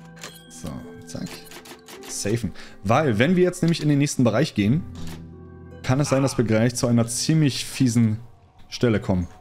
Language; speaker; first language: German; native; German